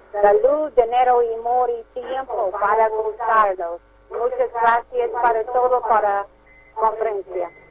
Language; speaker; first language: Spanish; non-native, learner; English